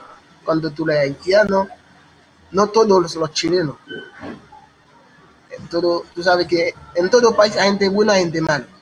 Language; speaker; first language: Spanish; non-native, learner; Haitian Creole